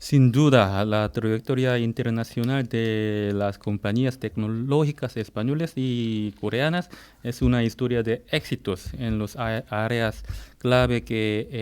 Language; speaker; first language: Spanish; non-native, fluent; Korean